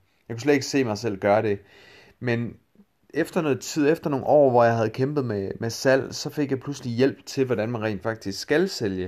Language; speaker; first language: Danish; native; Danish